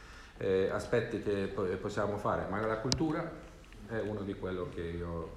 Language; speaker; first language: Italian; non-native, learner; Swedish